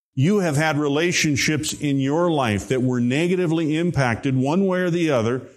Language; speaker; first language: English; native; English